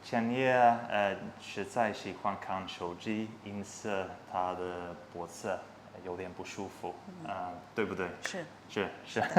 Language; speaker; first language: Chinese; non-native, learner; English